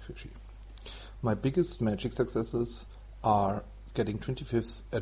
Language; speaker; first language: English; non-native, fluent; German